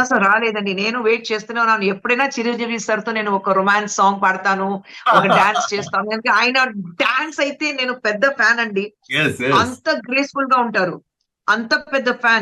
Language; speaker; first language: Telugu; non-native, fluent; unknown